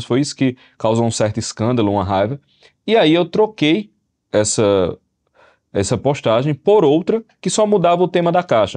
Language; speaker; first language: Portuguese; native; Portuguese